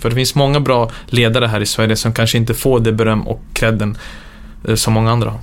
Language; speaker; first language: Swedish; early bilingual, other home language; Serbian